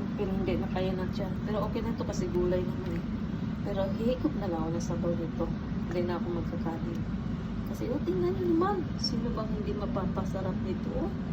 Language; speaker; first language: Filipino; native; Filipino